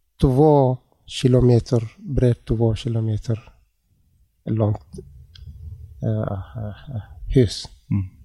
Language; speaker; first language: Swedish; non-native, learner; Tigrinya